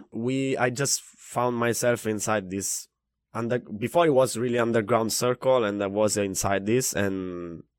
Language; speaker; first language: English; non-native, fluent; Italian